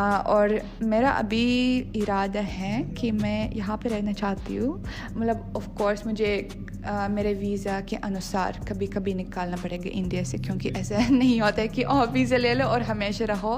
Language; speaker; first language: Hindi; non-native, fluent; Russian